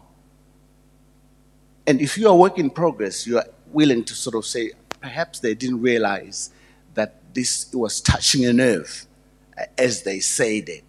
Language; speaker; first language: English; non-native, local second language; Shona